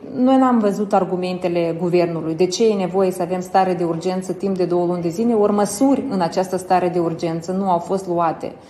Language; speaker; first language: Romanian; native; Romanian